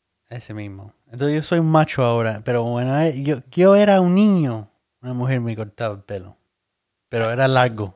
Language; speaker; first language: Spanish; early bilingual, heritage; Spanish